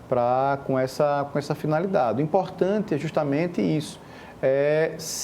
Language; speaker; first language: Portuguese; native; Portuguese